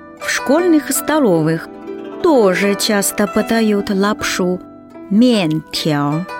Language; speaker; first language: Russian; non-native, fluent; Chinese